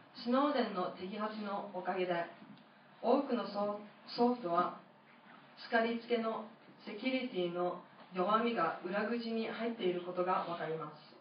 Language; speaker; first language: Japanese; non-native, fluent; English